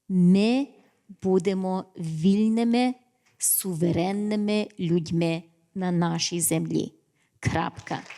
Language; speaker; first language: Ukrainian; early bilingual, heritage; English